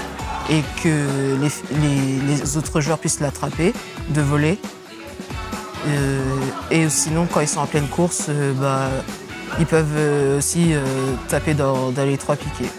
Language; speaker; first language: French; native; French